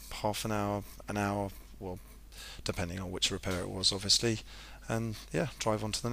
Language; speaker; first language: English; native; English